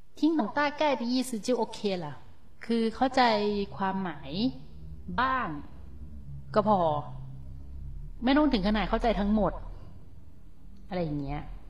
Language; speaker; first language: Thai; native; Thai